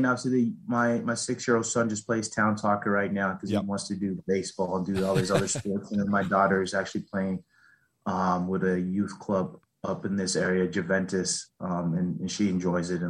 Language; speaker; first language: English; native; English